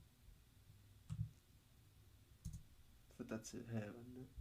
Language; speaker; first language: Japanese; non-native, learner; Spanish